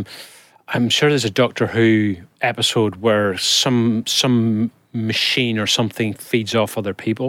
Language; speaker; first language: English; native; English